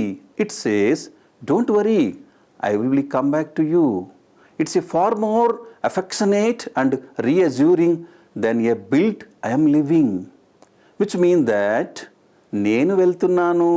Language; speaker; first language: English; non-native, local second language; Telugu